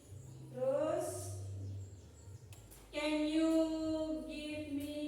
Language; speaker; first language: English; non-native, local second language; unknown